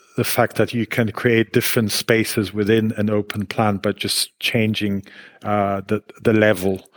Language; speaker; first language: English; non-native, fluent; Hebrew